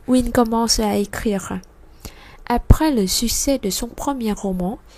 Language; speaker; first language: French; non-native, fluent; Vietnamese